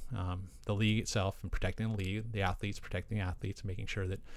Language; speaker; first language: English; native; English